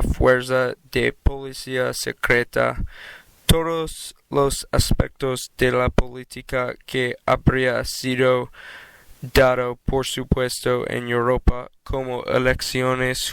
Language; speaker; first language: Spanish; non-native, learner; English